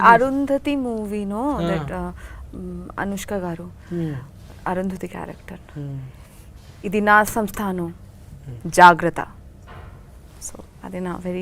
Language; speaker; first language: Telugu; non-native, learner; Bangla